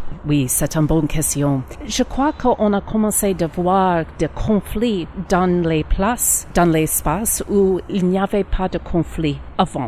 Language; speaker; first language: French; non-native, learner; English